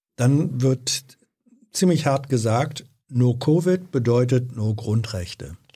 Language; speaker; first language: German; native; German